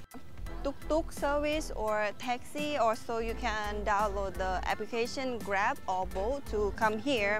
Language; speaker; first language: English; non-native, learner; Thai